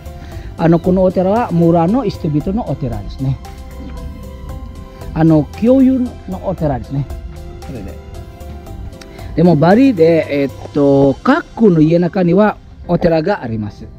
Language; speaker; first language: Japanese; non-native, fluent; Indonesian